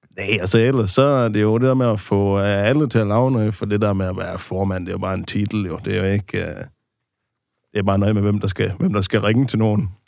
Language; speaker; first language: Danish; native; Danish